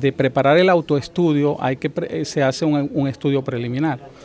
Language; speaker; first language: Spanish; native; Spanish